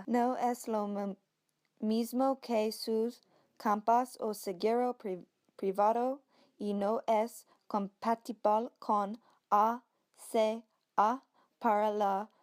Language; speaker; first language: Spanish; non-native, learner; English